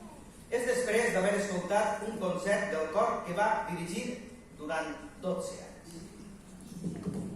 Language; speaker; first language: Catalan; native; Catalan